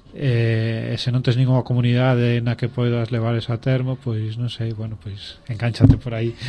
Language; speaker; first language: Galician; non-native, local second language; Spanish